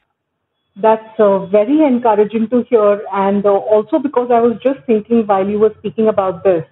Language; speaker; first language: English; non-native, local second language; Hindi